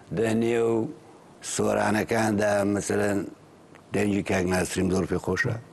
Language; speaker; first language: Central Kurdish; native; Central Kurdish